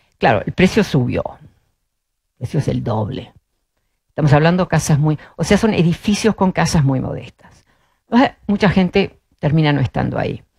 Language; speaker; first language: Spanish; early bilingual, other home language; Dutch